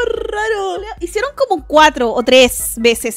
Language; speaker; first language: Spanish; native; Spanish